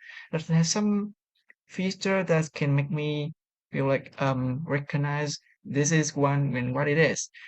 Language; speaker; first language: English; non-native, learner; Vietnamese